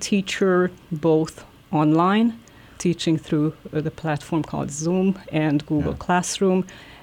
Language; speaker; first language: English; non-native, fluent; Hungarian